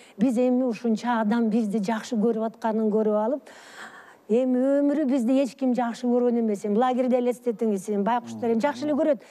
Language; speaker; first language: Kyrgyz; early bilingual, other home language; Russian